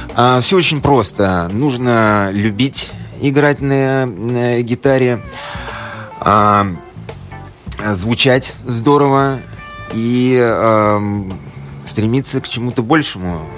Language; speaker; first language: Russian; native; Russian